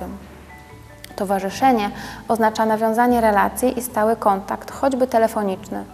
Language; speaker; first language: Polish; native; Polish